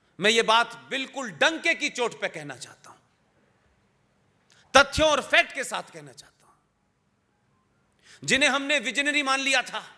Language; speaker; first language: Hindi; native; Hindi